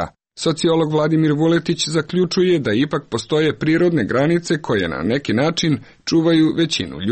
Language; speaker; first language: Serbian; native; Serbian